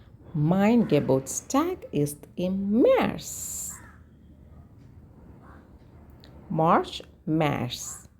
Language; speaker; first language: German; non-native, learner; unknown